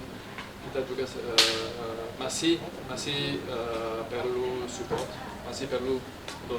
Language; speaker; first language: Indonesian; non-native, fluent; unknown